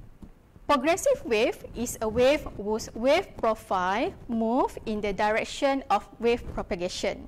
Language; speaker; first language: English; non-native, local second language; Malay